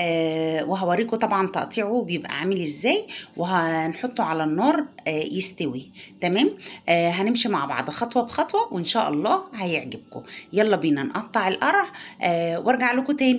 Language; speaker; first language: Arabic; native; Arabic